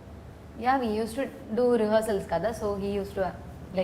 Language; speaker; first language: Telugu; non-native, learner; Malayalam